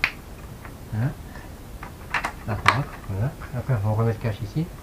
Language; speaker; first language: French; native; French